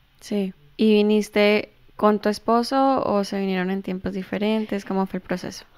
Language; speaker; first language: Spanish; early bilingual, heritage; Spanish